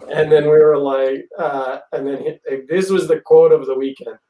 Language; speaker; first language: English; native; English